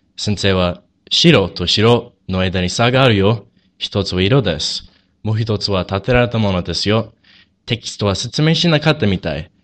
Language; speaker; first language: Japanese; non-native, learner; English